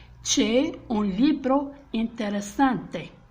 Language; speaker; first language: Italian; non-native, fluent; French